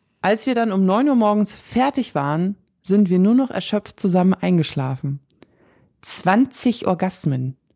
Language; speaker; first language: German; native; German